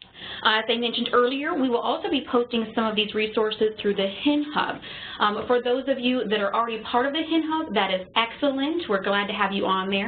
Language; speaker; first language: English; native; English